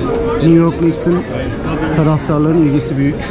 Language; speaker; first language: Turkish; native; Turkish